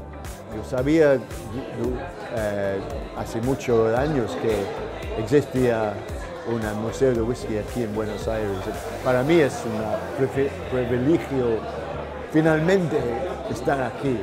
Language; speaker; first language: Spanish; non-native, learner; English